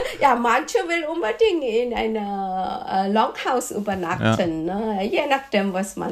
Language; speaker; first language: German; non-native, fluent; Malay